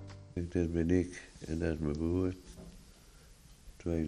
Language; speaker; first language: Dutch; native; Dutch